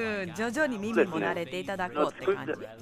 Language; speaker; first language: Japanese; native; Japanese